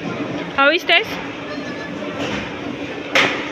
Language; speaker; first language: English; non-native, learner; Indonesian